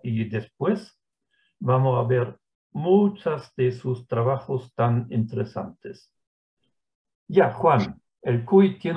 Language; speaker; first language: Spanish; non-native, fluent; German